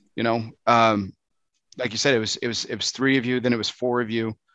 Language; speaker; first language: English; native; English